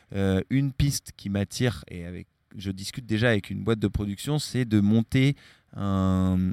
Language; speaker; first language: French; native; French